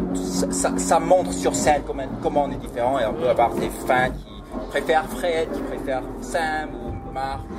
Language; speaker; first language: French; early bilingual, other home language; Cantonese